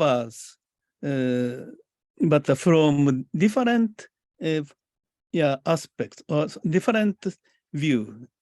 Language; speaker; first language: English; non-native, fluent; Japanese